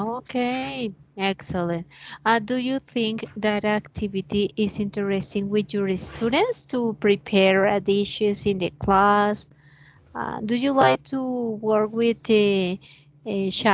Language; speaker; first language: English; non-native, learner; Spanish